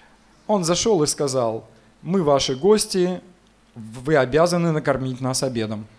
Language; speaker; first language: Russian; native; Russian